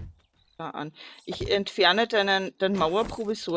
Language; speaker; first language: German; native; German